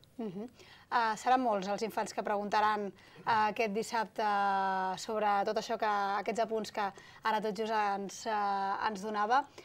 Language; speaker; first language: Catalan; native; Catalan